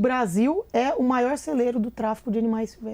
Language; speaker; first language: Portuguese; native; Portuguese